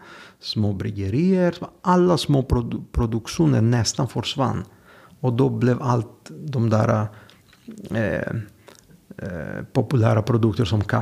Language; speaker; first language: Swedish; non-native, fluent; Greek